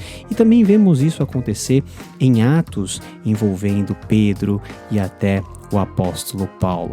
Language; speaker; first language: Portuguese; native; Portuguese